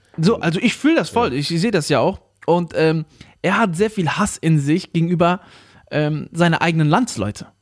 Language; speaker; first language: German; early bilingual, other home language; Arabic